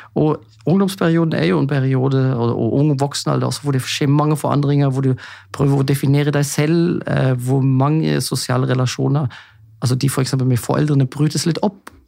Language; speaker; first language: Norwegian; non-native, fluent; German